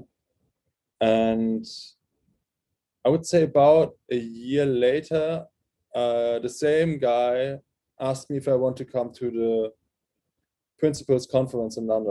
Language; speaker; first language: English; non-native, fluent; German